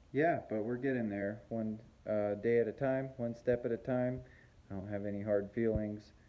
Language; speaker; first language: English; native; English